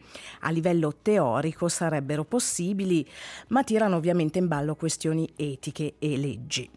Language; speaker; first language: Italian; native; Italian